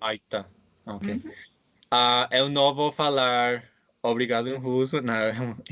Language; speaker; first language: Portuguese; non-native, fluent; English